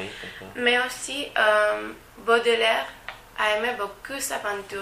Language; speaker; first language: French; non-native, learner; Spanish